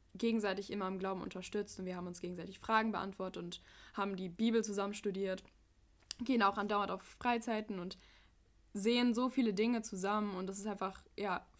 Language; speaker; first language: German; early bilingual, other home language; English